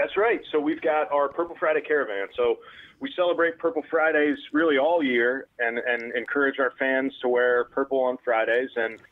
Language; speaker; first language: English; native; English